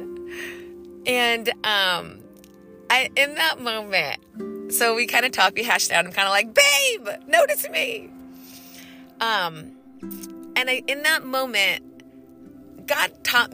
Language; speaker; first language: English; native; English